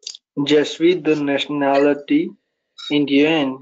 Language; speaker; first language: French; non-native, learner; Hindi